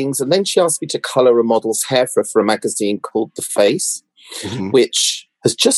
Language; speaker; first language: English; native; English